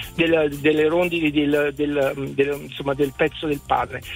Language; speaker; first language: Italian; native; Italian